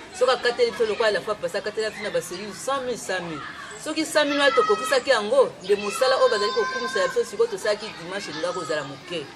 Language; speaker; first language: Lingala; native; Lingala